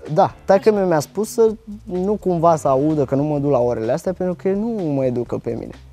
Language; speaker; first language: Romanian; early bilingual, other home language; Arabic